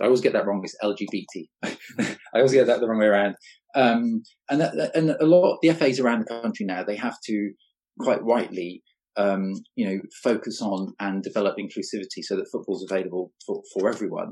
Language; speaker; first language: English; native; English